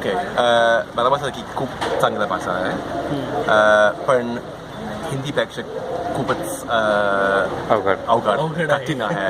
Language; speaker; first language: Marathi; non-native, learner; English